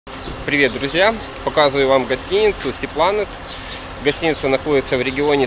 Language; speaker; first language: Russian; native; Russian